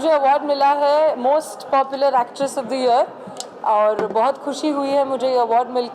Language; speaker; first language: Hindi; native; Hindi